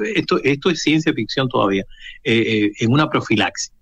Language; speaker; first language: Spanish; native; Spanish